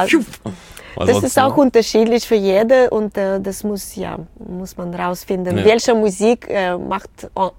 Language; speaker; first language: German; non-native, learner; Russian